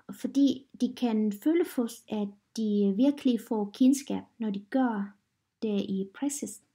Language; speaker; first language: Danish; non-native, learner; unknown